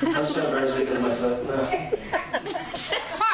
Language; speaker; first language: English; native; English